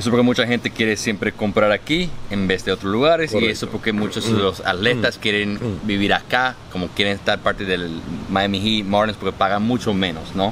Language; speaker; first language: Spanish; early bilingual, heritage; Spanish